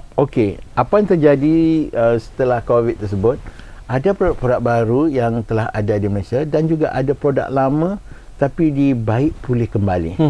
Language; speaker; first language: Malay; native; Malay